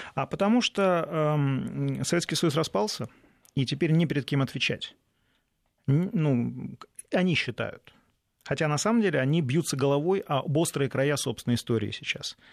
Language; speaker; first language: Russian; native; Russian